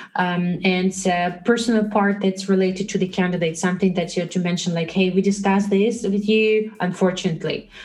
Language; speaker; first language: English; non-native, fluent; Russian